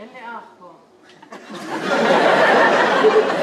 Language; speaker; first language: Hebrew; non-native, local second language; Arabic